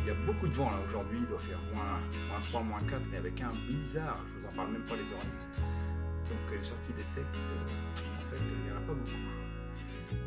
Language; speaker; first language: French; native; French